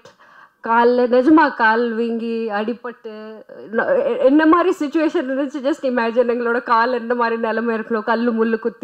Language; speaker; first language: Tamil; non-native, fluent; Punjabi